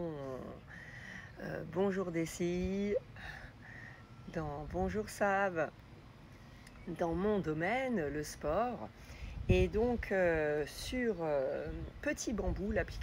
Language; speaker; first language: French; native; French